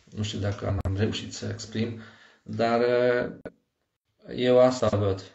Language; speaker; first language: Romanian; non-native, local second language; Hungarian